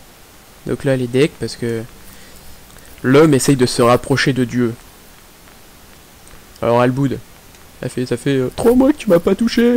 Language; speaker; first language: French; native; French